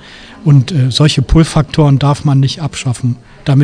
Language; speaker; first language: German; native; German